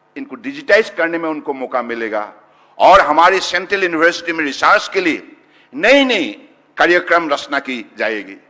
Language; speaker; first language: Hindi; non-native, local second language; Assamese